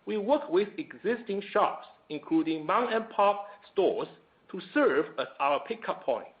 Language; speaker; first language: English; non-native, fluent; Chinese